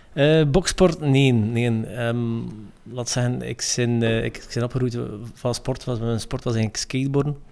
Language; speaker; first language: Dutch; native; Dutch